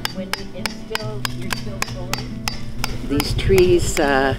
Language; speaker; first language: English; native; English